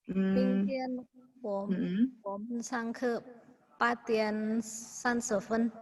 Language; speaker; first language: Chinese; non-native, learner; Indonesian